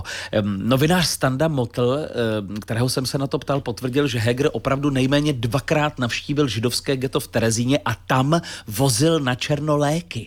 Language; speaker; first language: Czech; native; Czech